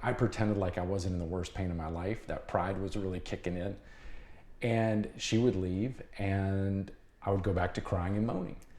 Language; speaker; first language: English; native; English